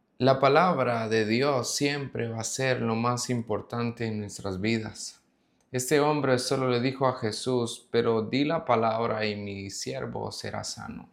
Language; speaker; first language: Spanish; native; Spanish